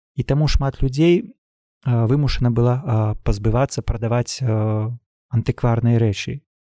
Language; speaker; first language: Belarusian; native; Belarusian